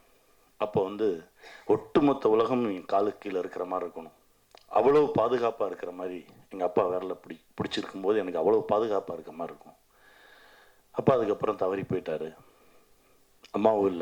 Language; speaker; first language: Tamil; native; Tamil